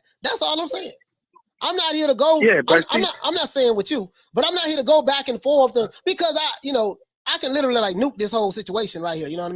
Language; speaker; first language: English; native; English